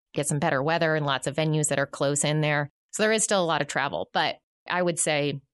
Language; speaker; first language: English; native; English